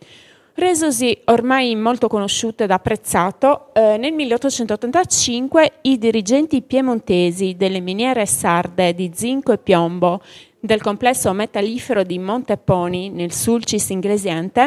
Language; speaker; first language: Italian; native; Italian